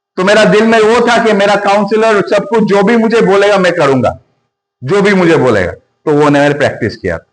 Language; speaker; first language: Hindi; non-native, local second language; Bangla